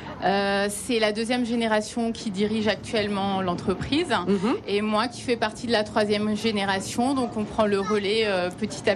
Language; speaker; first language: French; native; French